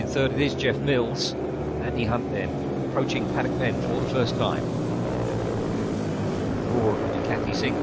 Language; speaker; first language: English; native; English